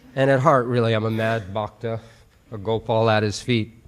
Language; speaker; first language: English; native; English